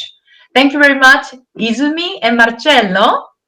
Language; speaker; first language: English; non-native, fluent; Japanese